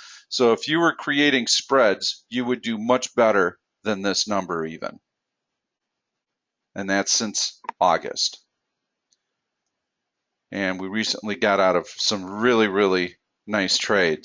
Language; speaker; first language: English; native; English